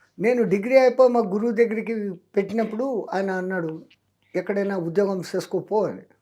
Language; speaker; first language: Telugu; non-native, local second language; Hindi